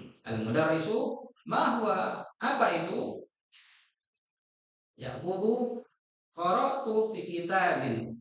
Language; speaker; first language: Arabic; non-native, fluent; Indonesian